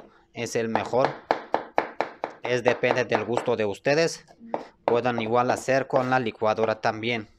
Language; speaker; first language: Spanish; non-native, learner; Turkish